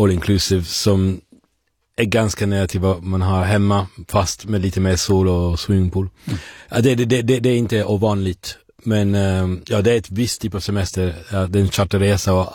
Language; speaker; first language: Swedish; non-native, fluent; Italian